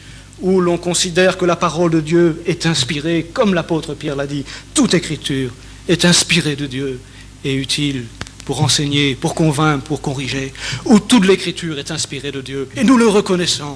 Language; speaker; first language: French; native; French